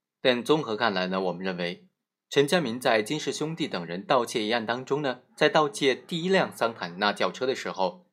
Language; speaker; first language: Chinese; native; Chinese